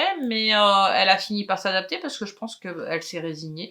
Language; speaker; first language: French; native; French